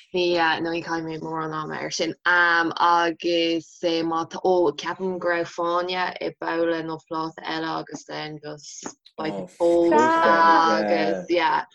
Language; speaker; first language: Irish; native; Irish